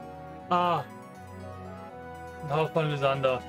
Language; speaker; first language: German; native; German